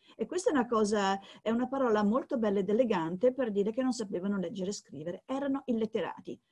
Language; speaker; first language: Italian; native; Italian